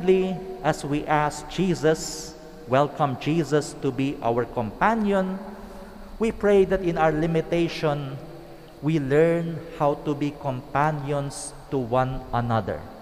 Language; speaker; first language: English; non-native, local second language; Pangasinan